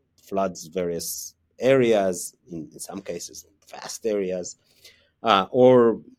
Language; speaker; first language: English; non-native, fluent; Hebrew